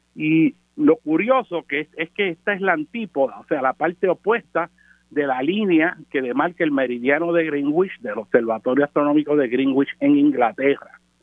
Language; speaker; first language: Spanish; native; Spanish